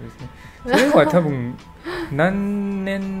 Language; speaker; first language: Japanese; non-native, learner; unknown